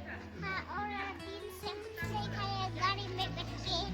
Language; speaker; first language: Hindi; non-native, local second language; Nepali